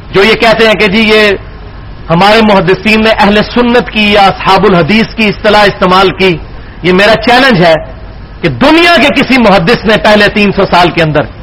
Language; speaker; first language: Urdu; non-native, local second language; Punjabi